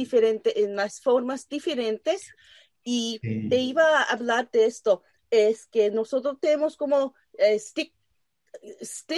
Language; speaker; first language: Spanish; non-native, learner; Japanese